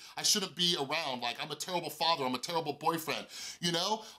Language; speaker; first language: English; native; English